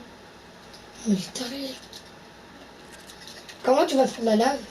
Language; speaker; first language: French; native; French